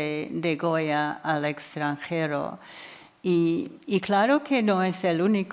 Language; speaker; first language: Spanish; non-native, fluent; English